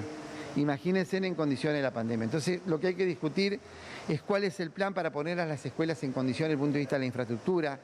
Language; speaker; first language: Spanish; native; Spanish